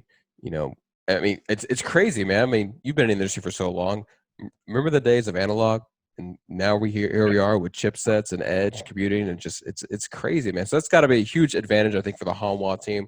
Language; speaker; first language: English; native; English